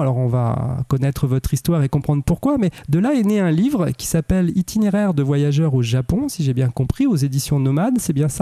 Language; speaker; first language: French; native; French